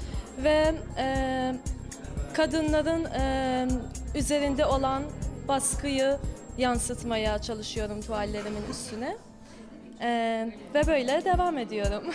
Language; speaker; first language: Turkish; non-native, fluent; Persian